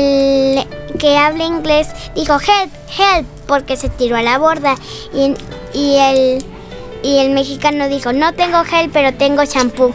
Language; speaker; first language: Spanish; early bilingual, other home language; French